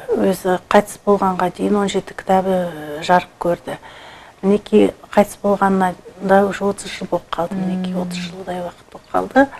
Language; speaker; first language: Kazakh; native; Kazakh